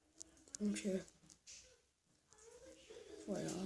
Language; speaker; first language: French; native; French